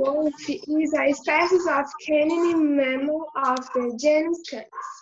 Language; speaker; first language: English; non-native, learner; Portuguese